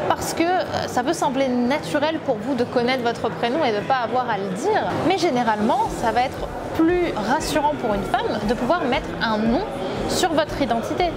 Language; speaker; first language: French; native; French